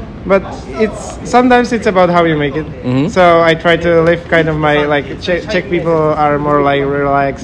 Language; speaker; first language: English; non-native, fluent; Czech